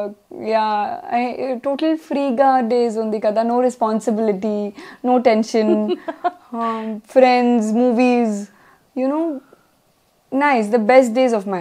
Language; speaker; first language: Telugu; non-native, local second language; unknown